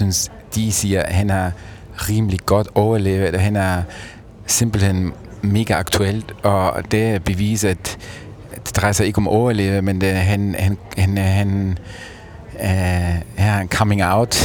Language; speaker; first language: Danish; non-native, fluent; German